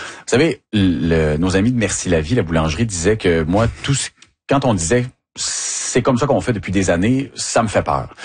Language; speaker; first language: French; native; French